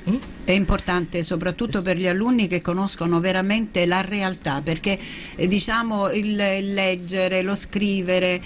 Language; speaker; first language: Italian; native; Italian